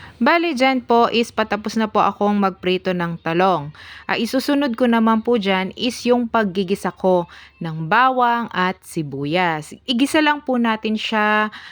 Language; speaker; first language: Filipino; non-native, local second language; Pampanga